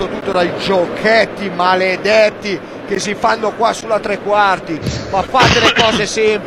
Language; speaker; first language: Italian; native; Italian